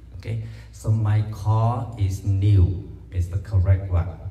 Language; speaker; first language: English; non-native, fluent; Vietnamese